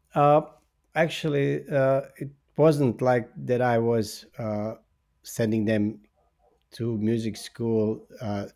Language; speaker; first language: English; non-native, fluent; Bosnian